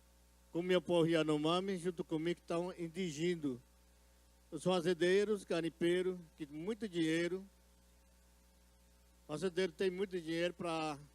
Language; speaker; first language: Portuguese; non-native, local second language; Yanomámi